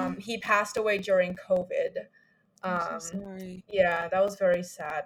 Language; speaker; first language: English; non-native, fluent; Chinese